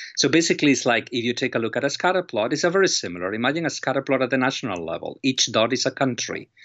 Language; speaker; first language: English; non-native, fluent; Spanish